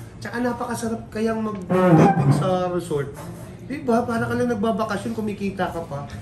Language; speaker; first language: Filipino; native; Filipino